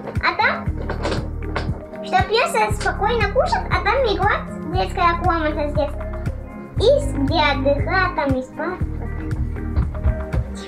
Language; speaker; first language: Russian; native; Russian